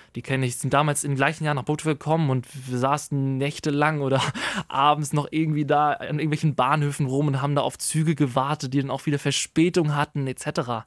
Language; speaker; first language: German; native; German